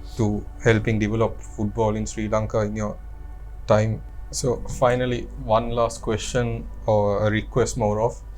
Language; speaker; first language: English; non-native, local second language; Sinhala